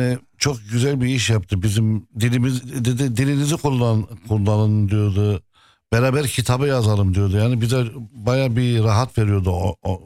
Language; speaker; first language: Turkish; non-native, fluent; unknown